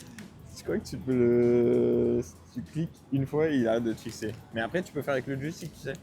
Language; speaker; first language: French; native; French